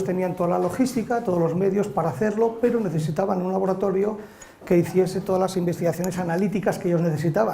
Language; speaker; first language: Spanish; native; Spanish